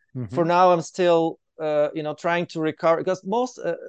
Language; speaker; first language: English; non-native, fluent; Ukrainian